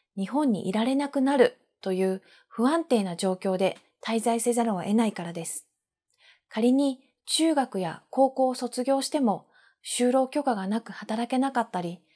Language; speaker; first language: Japanese; native; Japanese